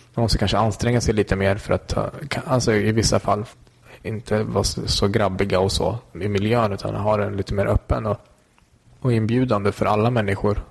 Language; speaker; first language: Swedish; early bilingual, other home language; Kurdish